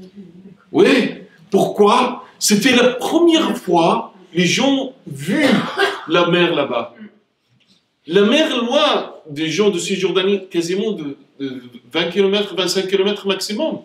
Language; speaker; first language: French; non-native, fluent; Arabic